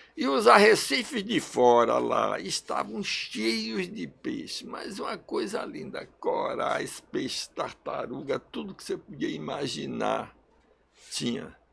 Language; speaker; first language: Portuguese; early bilingual, other home language; Russian